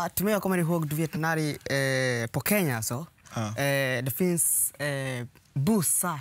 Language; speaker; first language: Swedish; non-native, learner; Swahili